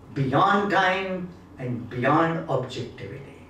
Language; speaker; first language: English; non-native, local second language; Marathi